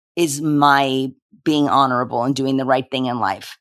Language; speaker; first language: English; native; English